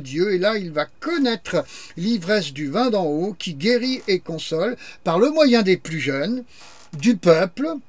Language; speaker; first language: French; native; French